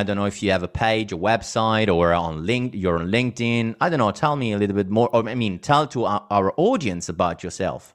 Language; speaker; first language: English; non-native, fluent; Italian